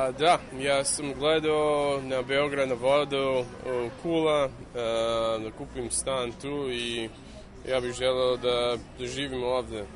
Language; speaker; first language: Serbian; early bilingual, heritage; English